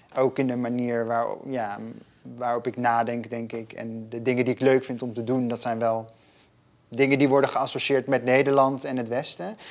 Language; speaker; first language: Dutch; native; Dutch